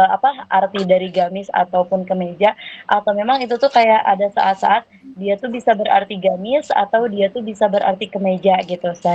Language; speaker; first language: Indonesian; native; Indonesian